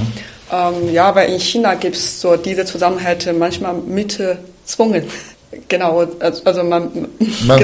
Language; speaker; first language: German; non-native, fluent; Chinese